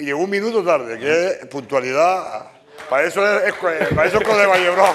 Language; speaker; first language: Spanish; native; Spanish